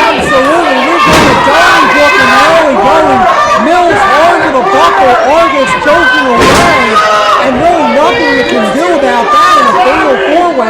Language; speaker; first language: English; native; English